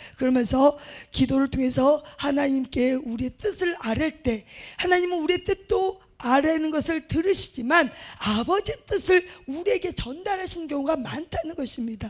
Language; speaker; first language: Korean; native; Korean